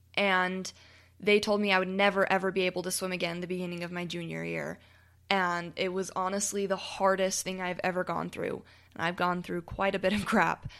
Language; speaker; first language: English; native; English